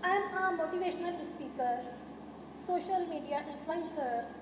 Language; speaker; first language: English; non-native, local second language; Urdu